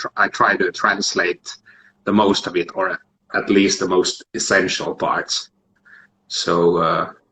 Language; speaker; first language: English; non-native, fluent; Finnish